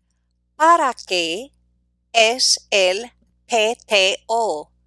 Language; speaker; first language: Spanish; non-native, fluent; English